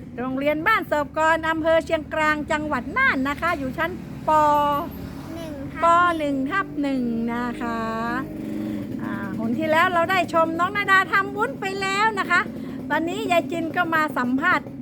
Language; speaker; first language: Thai; native; Thai